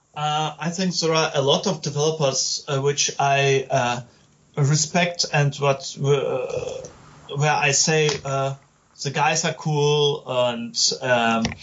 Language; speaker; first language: English; non-native, learner; German